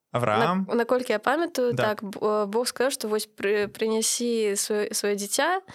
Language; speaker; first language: Belarusian; non-native, local second language; Russian